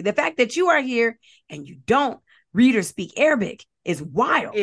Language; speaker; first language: English; native; English